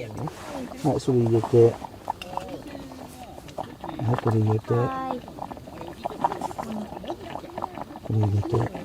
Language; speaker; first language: Japanese; native; Japanese